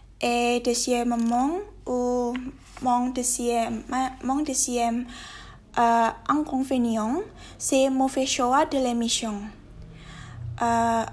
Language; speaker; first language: French; non-native, learner; Indonesian